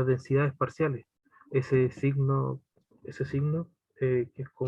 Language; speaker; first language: Spanish; native; Spanish